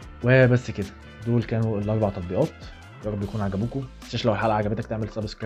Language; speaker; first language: Arabic; native; Arabic